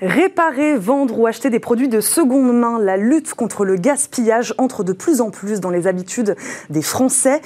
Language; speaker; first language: French; native; French